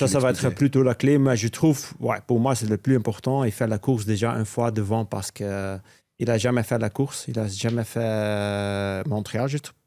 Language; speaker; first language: French; non-native, local second language; Dutch